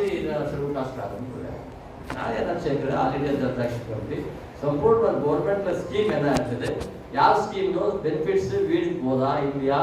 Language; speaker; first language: Tamil; non-native, learner; Kannada